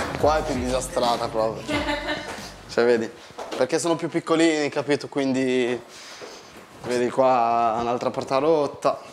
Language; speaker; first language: Italian; early bilingual, other home language; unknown